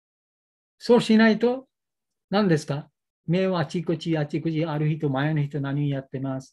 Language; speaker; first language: Japanese; non-native, learner; Bangla